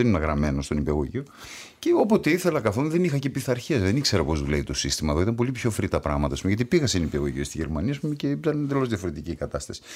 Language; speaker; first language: Greek; native; Greek